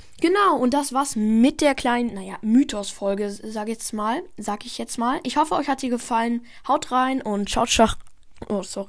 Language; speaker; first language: German; native; German